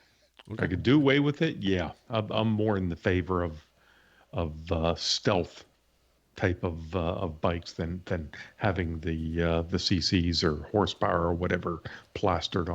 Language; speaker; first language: English; native; English